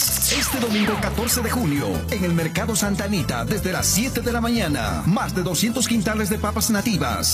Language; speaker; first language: Spanish; native; Spanish